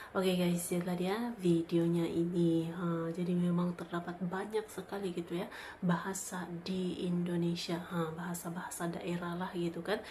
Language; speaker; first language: Malay; native; Malay